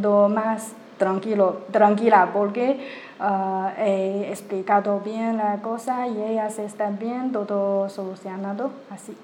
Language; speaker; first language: Spanish; non-native, learner; Chinese